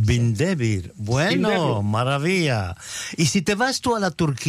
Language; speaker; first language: Spanish; early bilingual, heritage; Ladino